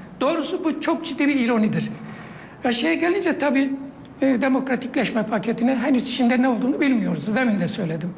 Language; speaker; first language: Turkish; non-native, local second language; Kurdish